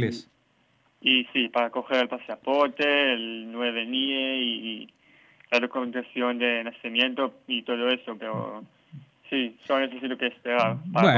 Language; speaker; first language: Spanish; non-native, learner; Hebrew